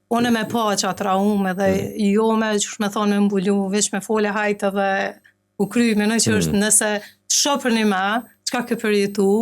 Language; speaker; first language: Albanian; native; Albanian